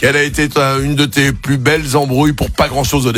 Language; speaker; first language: French; native; French